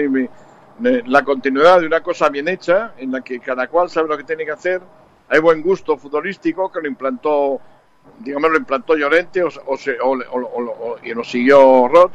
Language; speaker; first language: Spanish; native; Spanish